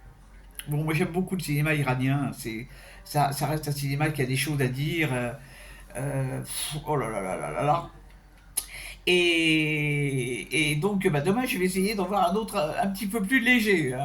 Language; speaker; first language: French; native; French